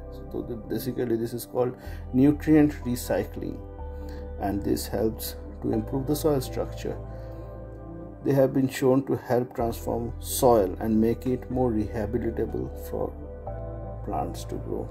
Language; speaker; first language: English; non-native, local second language; Hindi